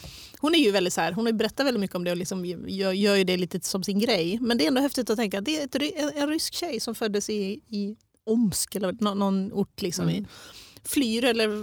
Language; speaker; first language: Swedish; native; Swedish